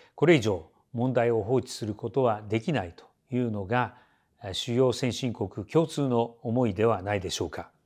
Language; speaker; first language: Japanese; native; Japanese